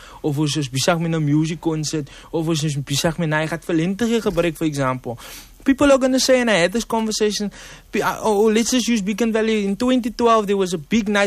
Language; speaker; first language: English; native; English